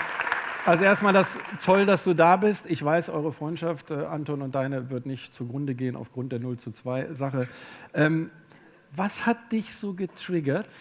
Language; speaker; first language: German; native; German